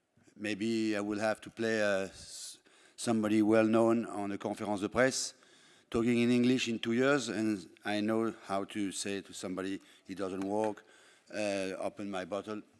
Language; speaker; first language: English; non-native, fluent; French